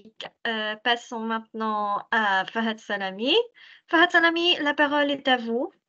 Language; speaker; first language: French; non-native, local second language; Arabic